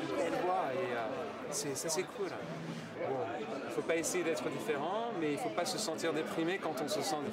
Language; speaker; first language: French; non-native, fluent; English